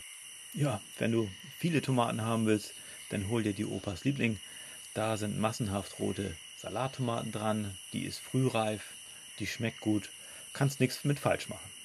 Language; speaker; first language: German; native; German